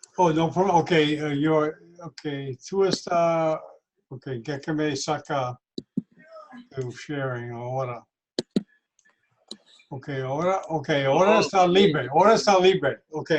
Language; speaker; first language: Spanish; non-native, learner; English